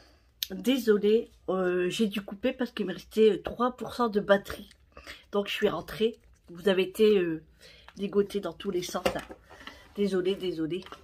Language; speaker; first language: French; native; French